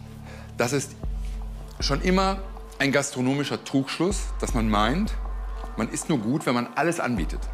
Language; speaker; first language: German; native; German